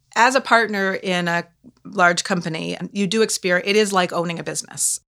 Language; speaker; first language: English; native; English